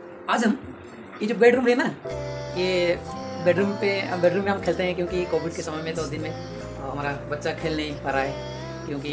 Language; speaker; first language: Hindi; non-native, local second language; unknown